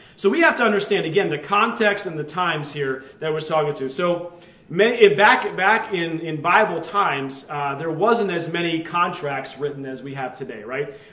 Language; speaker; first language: English; native; English